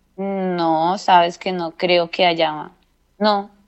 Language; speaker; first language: Spanish; native; Spanish